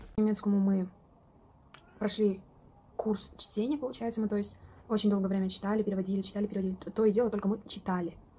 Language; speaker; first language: Russian; non-native, local second language; Uzbek